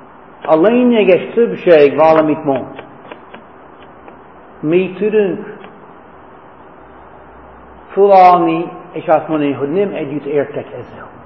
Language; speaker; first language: Hungarian; non-native, fluent; English